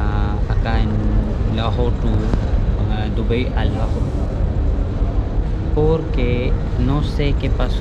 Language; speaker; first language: Spanish; non-native, learner; Punjabi